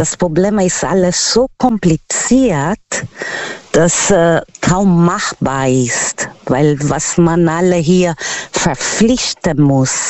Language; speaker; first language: German; non-native, learner; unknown